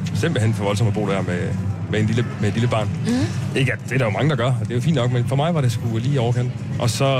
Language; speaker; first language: Danish; native; Danish